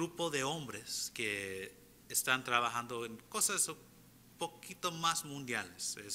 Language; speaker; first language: Spanish; early bilingual, heritage; English